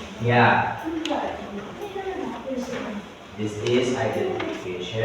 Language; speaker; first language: English; non-native, learner; Indonesian